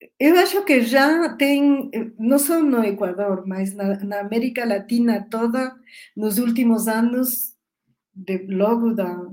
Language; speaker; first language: Portuguese; non-native, learner; Spanish